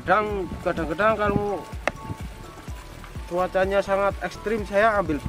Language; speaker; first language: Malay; non-native, local second language; Javanese